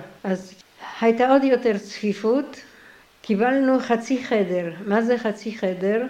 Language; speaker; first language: Hebrew; non-native, fluent; Polish